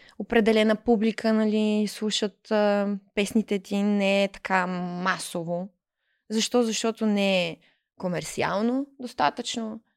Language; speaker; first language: Bulgarian; early bilingual, heritage; Bulgarian